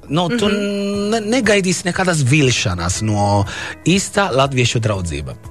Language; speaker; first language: Latvian; non-native, fluent; Italian